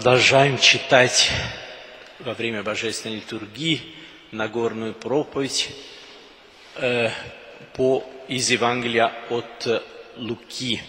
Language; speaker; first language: Russian; non-native, fluent; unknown